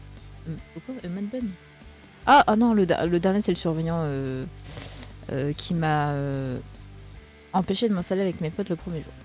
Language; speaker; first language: French; native; French